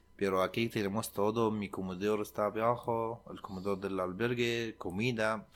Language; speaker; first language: Spanish; non-native, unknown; Arabic